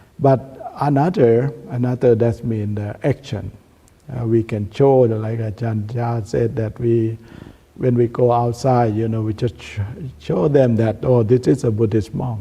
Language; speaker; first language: English; non-native, learner; Thai